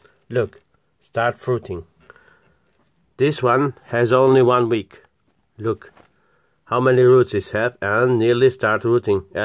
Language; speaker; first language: English; non-native, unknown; Polish